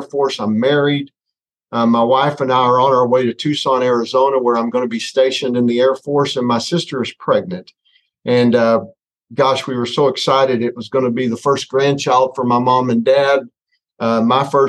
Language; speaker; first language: English; native; English